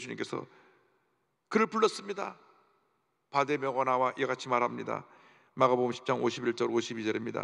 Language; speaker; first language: Korean; native; Korean